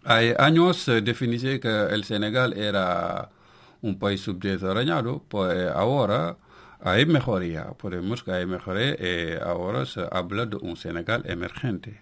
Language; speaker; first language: Spanish; non-native, local second language; Wolof